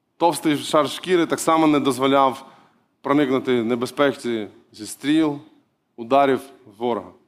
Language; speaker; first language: Ukrainian; non-native, local second language; Russian